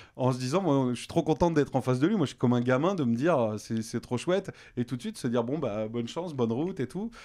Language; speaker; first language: French; native; French